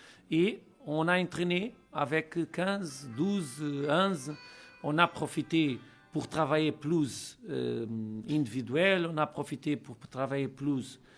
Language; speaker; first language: French; non-native, learner; Portuguese